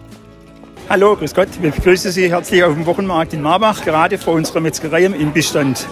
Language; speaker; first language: German; native; German